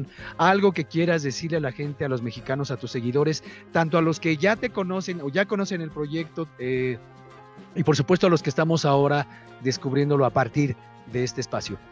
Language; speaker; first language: Spanish; native; Spanish